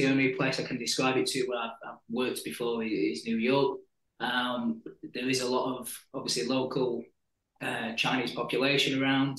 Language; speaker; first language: English; native; English